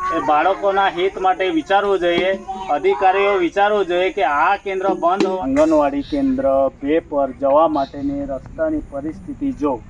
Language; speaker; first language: Gujarati; non-native, local second language; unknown